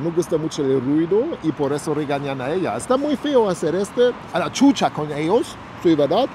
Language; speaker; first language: Spanish; non-native, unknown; German